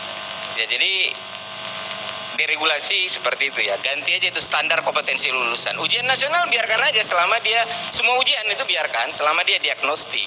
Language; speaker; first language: Indonesian; native; Indonesian